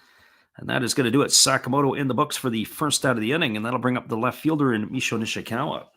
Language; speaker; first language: English; native; English